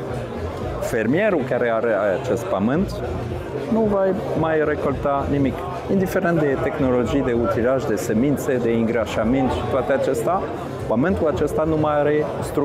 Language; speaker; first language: Romanian; non-native, fluent; French